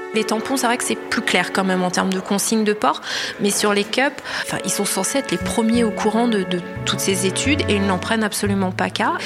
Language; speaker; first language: French; native; French